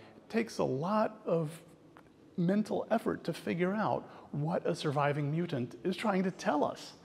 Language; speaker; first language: English; native; English